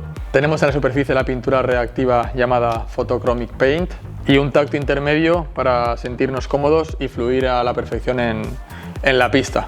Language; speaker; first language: Spanish; native; Spanish